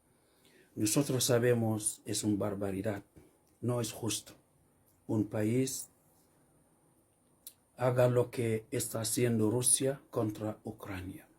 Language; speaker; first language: Spanish; non-native, learner; Fula